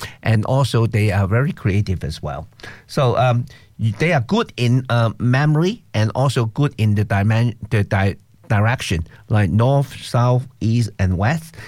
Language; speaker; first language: English; non-native, local second language; Cantonese